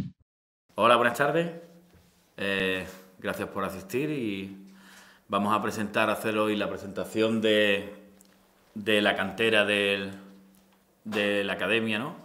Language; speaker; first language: Spanish; native; Spanish